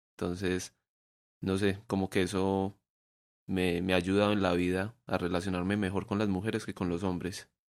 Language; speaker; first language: Spanish; native; Spanish